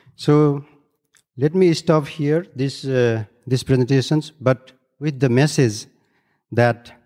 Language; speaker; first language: English; non-native, local second language; Nepali